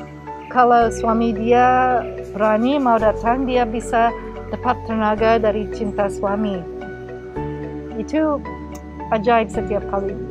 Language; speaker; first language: Indonesian; non-native, learner; English